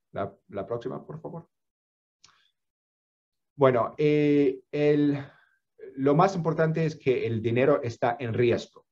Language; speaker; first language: Spanish; non-native, fluent; English